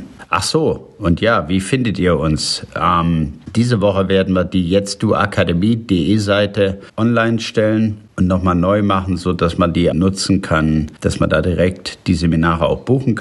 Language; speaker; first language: German; native; German